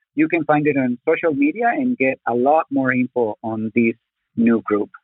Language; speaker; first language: English; non-native, fluent; Spanish